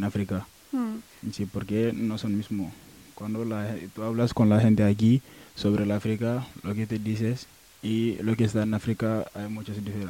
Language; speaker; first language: Spanish; non-native, learner; Wolof